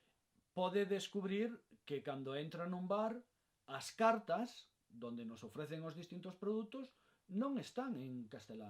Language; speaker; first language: Galician; non-native, local second language; Spanish